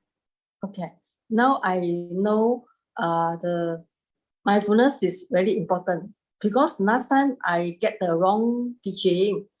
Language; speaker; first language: English; non-native, learner; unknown